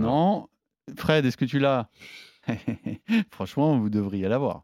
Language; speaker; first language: French; native; French